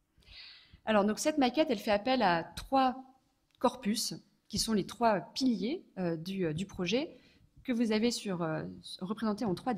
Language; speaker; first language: French; native; French